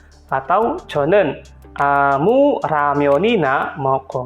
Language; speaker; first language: Korean; non-native, fluent; Indonesian